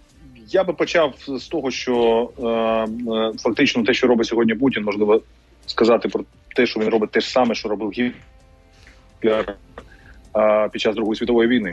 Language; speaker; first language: Ukrainian; native; Ukrainian